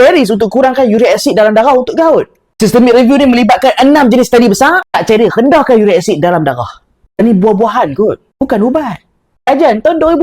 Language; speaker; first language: Malay; native; Malay